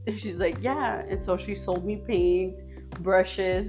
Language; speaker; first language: English; early bilingual, other home language; Spanish